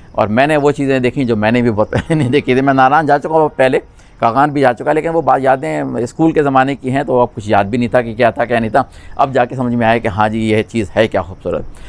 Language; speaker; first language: Urdu; native; Urdu